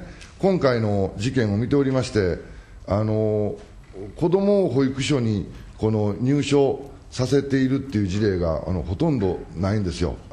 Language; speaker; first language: Japanese; native; Japanese